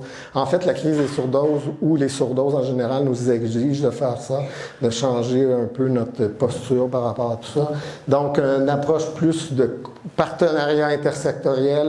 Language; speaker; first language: French; native; French